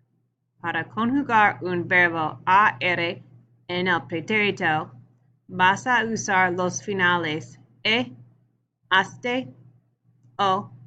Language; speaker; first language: Spanish; non-native, learner; English